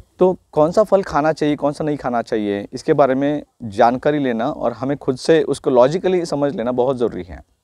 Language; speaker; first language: Hindi; non-native, local second language; Marathi